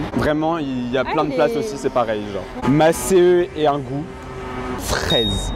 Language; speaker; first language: French; native; French